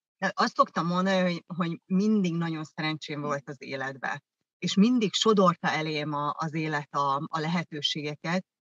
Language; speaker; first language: Hungarian; early bilingual, other home language; German